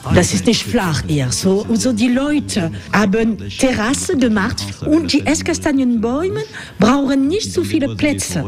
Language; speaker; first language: German; non-native, fluent; French